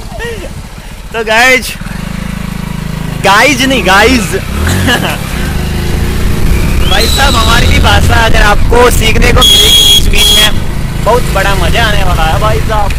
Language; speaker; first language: Hindi; native; Hindi